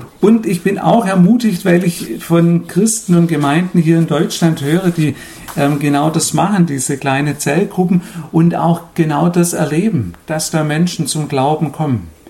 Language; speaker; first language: German; native; German